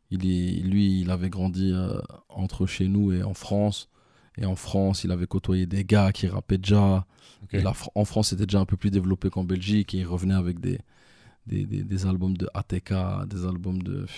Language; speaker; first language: French; native; French